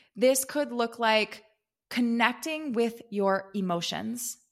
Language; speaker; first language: English; native; English